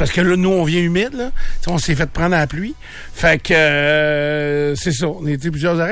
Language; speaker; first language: French; native; French